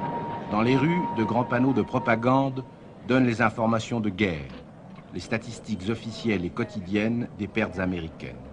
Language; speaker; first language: French; native; French